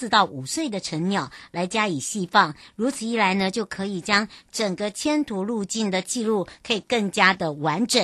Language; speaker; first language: Chinese; native; Chinese